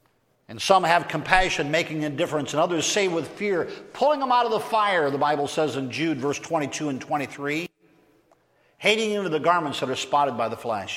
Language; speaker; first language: English; native; English